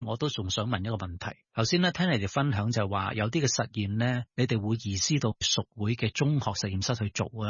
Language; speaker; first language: Cantonese; native; Cantonese